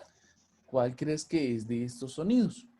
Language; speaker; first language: Spanish; native; Spanish